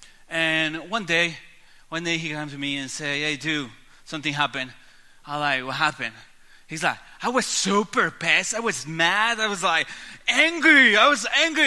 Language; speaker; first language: English; non-native, learner; Spanish